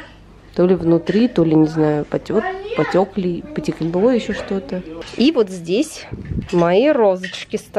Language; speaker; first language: Russian; native; Russian